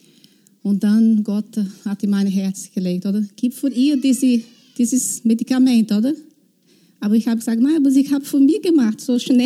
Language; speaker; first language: German; non-native, learner; Portuguese